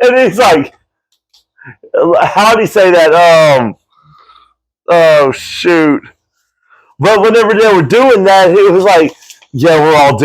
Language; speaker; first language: English; native; English